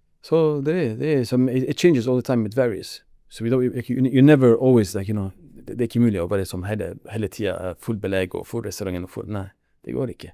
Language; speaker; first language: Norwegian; non-native, learner; Arabic